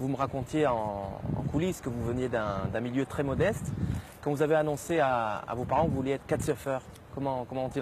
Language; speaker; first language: French; native; French